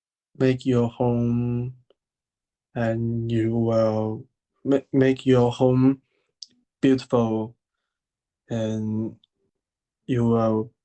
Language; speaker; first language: English; non-native, learner; Chinese